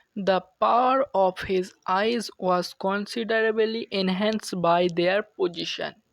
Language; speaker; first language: English; non-native, local second language; Bangla